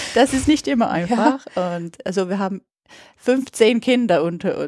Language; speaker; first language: German; non-native, fluent; English